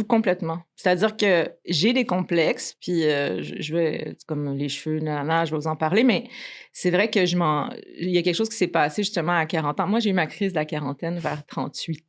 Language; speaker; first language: French; native; French